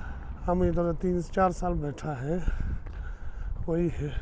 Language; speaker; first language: Hindi; non-native, fluent; Tibetan